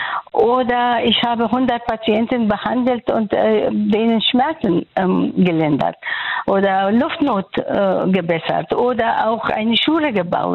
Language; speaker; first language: German; non-native, fluent; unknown